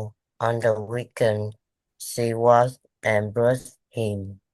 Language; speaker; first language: English; non-native, learner; Vietnamese